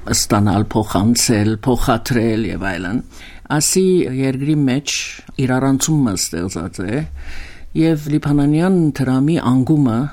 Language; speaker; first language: Armenian; early bilingual, heritage; Armenian